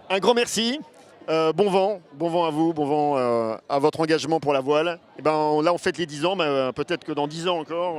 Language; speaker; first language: French; native; French